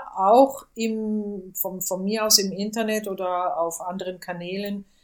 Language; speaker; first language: German; non-native, fluent; Italian